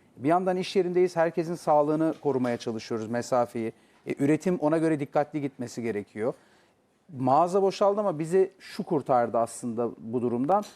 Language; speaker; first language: Turkish; native; Turkish